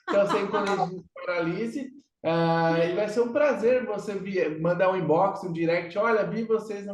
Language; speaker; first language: Portuguese; native; Portuguese